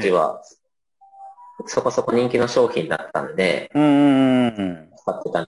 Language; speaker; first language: Japanese; native; Japanese